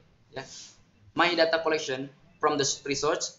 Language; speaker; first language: English; non-native, learner; Indonesian